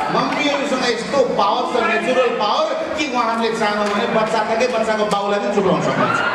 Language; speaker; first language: Nepali; native; Nepali